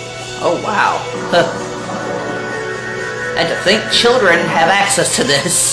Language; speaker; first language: English; native; English